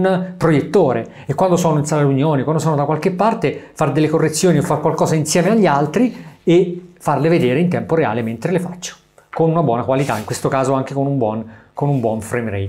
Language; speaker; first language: Italian; native; Italian